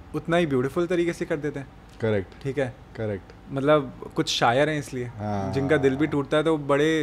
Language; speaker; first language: Hindi; native; Hindi